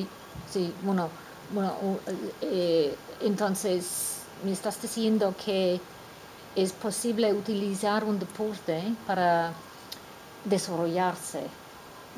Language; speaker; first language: Spanish; non-native, fluent; English